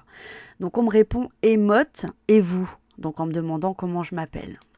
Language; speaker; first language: French; native; French